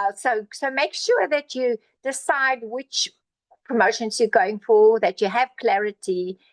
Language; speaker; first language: English; non-native, local second language; Afrikaans